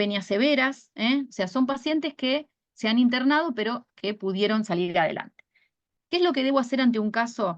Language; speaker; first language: Spanish; native; Spanish